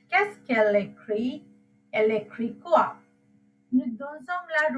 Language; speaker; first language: French; non-native, fluent; Sinhala